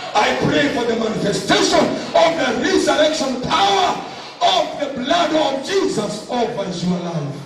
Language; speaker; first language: English; non-native, local second language; Swahili